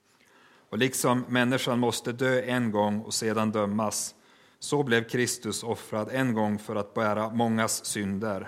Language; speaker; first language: Swedish; native; Swedish